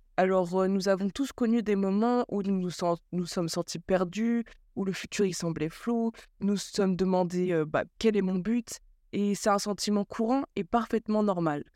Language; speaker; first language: French; early bilingual, other home language; Bambara